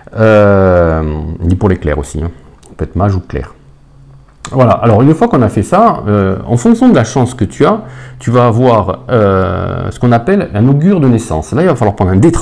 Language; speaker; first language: French; native; French